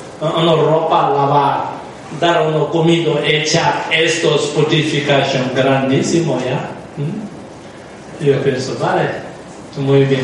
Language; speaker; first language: Spanish; non-native, learner; Tibetan